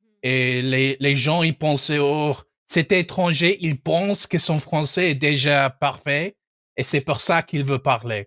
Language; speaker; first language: French; non-native, fluent; English